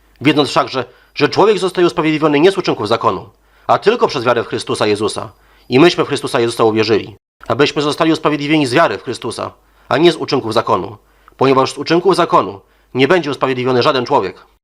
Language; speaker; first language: Polish; native; Polish